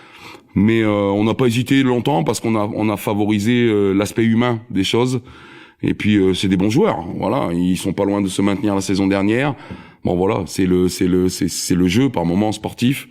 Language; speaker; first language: French; native; French